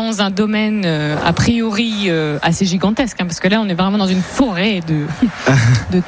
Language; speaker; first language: French; native; French